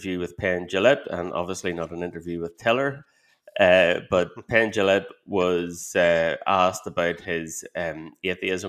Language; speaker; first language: English; native; English